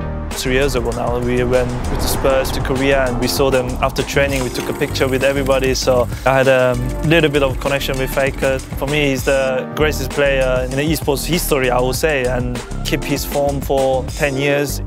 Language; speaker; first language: English; non-native, fluent; Korean